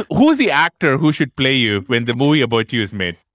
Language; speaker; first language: English; non-native, local second language; Tamil